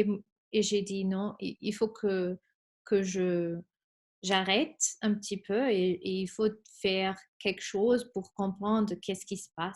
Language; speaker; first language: French; non-native, fluent; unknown